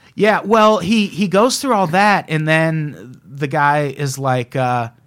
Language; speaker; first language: English; native; English